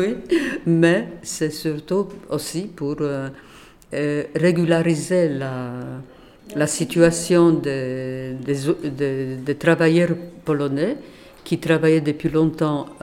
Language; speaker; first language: French; non-native, fluent; Polish